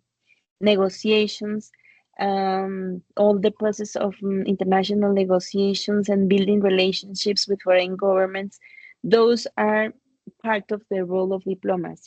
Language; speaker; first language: English; non-native, fluent; Spanish